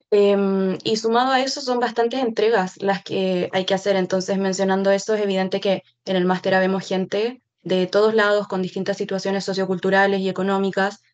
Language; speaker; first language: Spanish; native; Spanish